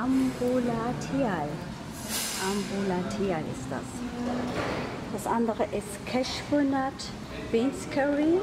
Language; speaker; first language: German; non-native, fluent; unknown